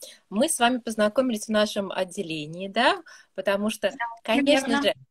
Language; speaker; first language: Russian; native; Russian